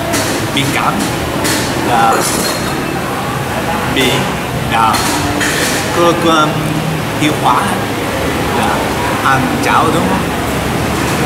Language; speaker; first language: Vietnamese; non-native, learner; Japanese